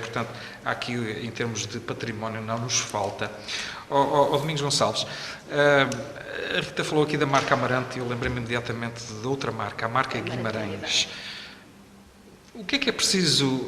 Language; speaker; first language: Portuguese; native; Portuguese